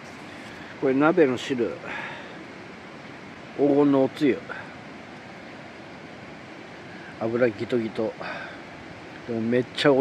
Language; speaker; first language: Japanese; native; Japanese